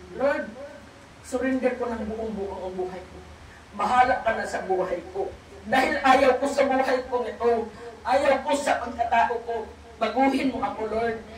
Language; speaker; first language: Filipino; non-native, local second language; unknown